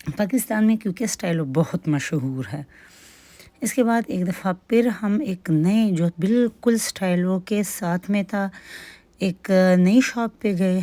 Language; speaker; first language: Urdu; non-native, local second language; Pashto